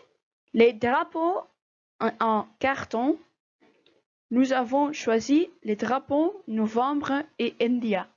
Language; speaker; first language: French; non-native, local second language; Dutch